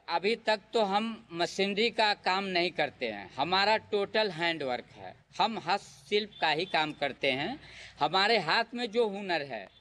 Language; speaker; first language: Hindi; native; Hindi